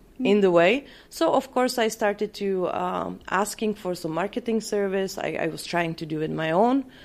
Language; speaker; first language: English; non-native, fluent; Czech